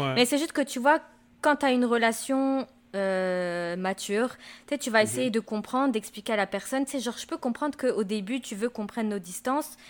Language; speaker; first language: French; native; French